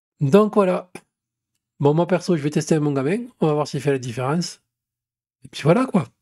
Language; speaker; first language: French; native; French